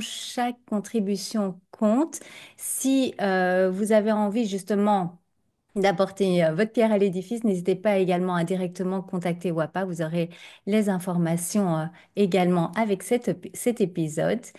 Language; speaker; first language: French; native; French